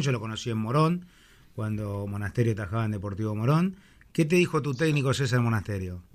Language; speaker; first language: Spanish; native; Spanish